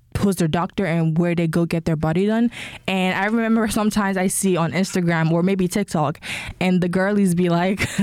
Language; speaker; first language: English; non-native, local second language; Yoruba